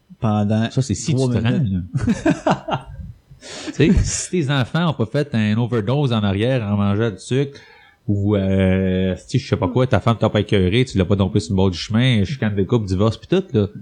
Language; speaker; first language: French; native; French